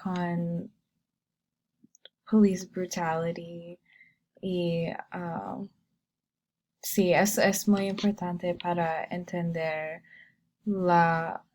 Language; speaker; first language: Spanish; non-native, learner; English